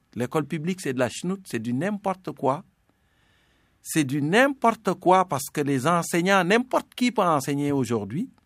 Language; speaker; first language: French; non-native, local second language; Serer